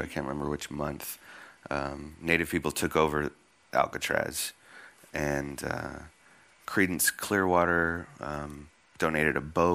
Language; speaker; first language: English; native; English